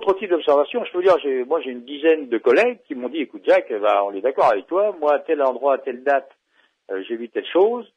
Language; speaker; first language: French; native; French